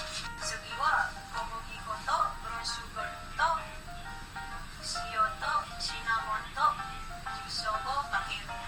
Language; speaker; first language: Japanese; non-native, learner; Indonesian